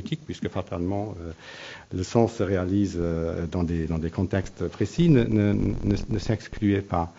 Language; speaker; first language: French; non-native, local second language; Luxembourgish